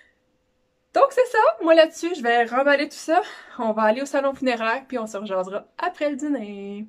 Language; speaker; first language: French; native; French